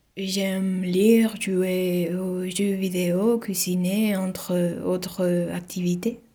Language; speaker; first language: French; non-native, learner; Spanish